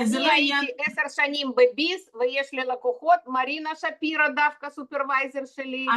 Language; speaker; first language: Hebrew; non-native, fluent; Russian